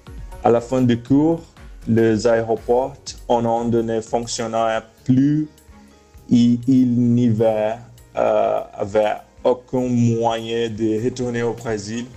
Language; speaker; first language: French; non-native, fluent; Portuguese